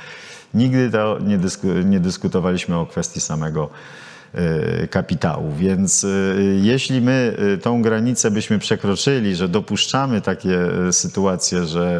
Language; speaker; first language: Polish; native; Polish